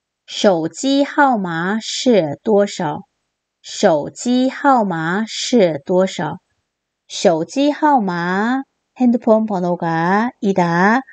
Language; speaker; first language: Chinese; non-native, fluent; Korean